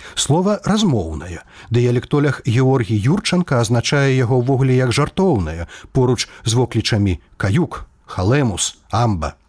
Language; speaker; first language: Belarusian; native; Belarusian